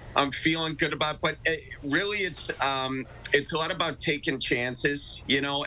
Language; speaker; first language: English; native; English